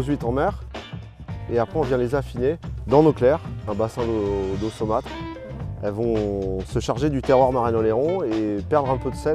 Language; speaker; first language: French; native; French